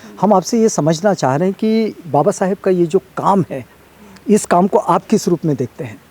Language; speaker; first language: Hindi; native; Hindi